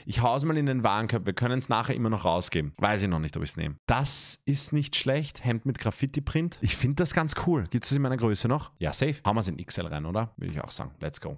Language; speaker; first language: German; native; German